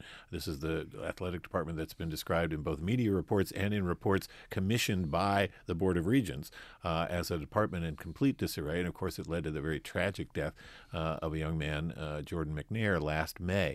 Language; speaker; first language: English; native; English